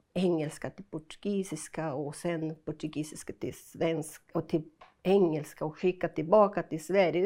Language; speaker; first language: Swedish; non-native, fluent; Portuguese